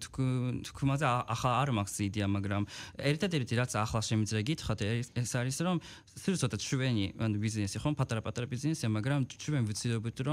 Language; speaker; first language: Georgian; non-native, fluent; Japanese